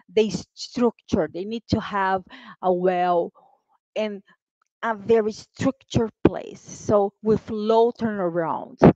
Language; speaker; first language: English; non-native, fluent; Portuguese